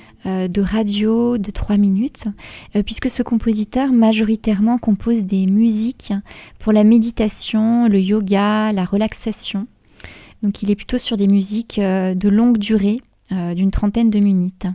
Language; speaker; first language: French; native; French